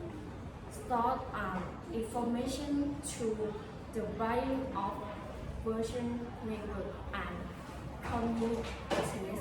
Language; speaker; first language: English; non-native, learner; Thai